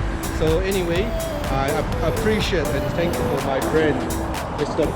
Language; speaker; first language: English; non-native, fluent; Chinese